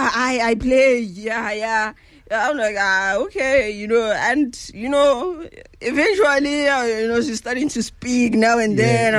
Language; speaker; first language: English; non-native, local second language; Northern Sotho